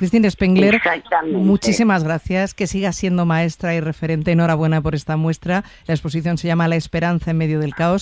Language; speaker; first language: Spanish; native; Spanish